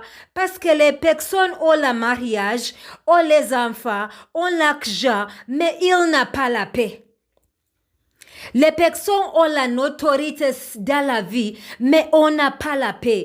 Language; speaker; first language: French; non-native, learner; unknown